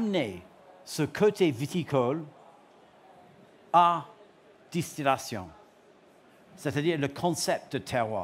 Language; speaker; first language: French; non-native, learner; English